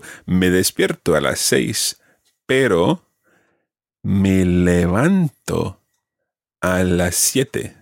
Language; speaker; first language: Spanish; non-native, fluent; English